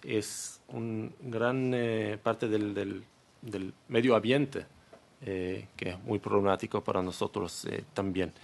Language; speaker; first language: Spanish; non-native, learner; Hebrew